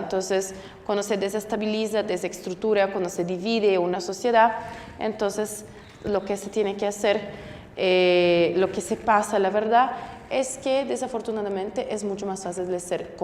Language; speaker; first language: Spanish; non-native, fluent; Portuguese